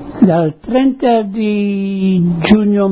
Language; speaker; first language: Italian; non-native, local second language; Friulian